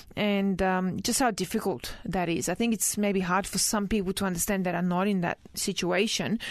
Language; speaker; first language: English; early bilingual, other home language; Croatian